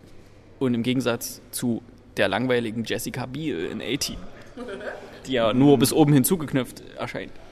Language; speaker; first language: German; native; German